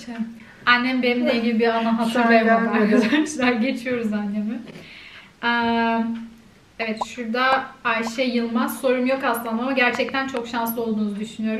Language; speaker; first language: Turkish; native; Turkish